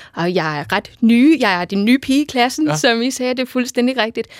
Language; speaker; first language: Danish; non-native, fluent; English